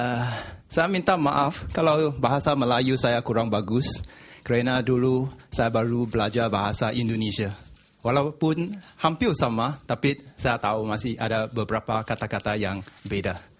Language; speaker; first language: Indonesian; non-native, fluent; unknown